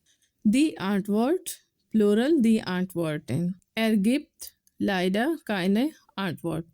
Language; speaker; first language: German; non-native, fluent; Urdu